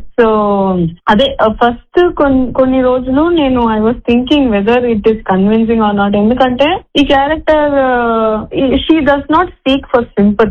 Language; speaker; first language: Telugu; non-native, fluent; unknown